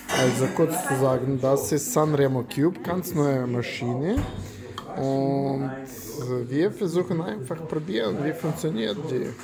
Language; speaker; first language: German; non-native, fluent; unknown